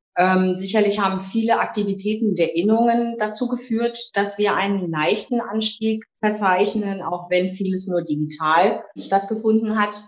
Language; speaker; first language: German; native; German